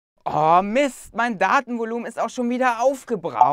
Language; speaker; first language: German; native; German